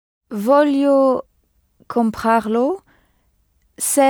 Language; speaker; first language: Italian; non-native, learner; French